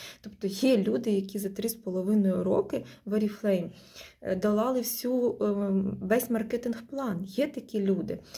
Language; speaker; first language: Ukrainian; non-native, local second language; Russian